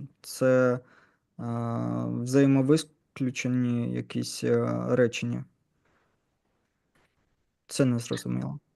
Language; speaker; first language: Ukrainian; non-native, learner; Russian